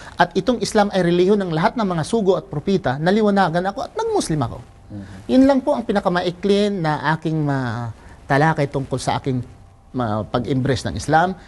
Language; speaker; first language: Filipino; non-native, local second language; Cebuano